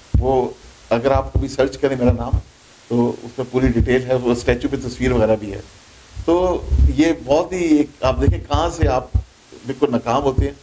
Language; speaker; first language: Urdu; non-native, local second language; Punjabi